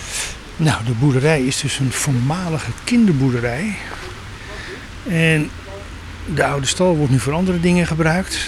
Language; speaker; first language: Dutch; native; Dutch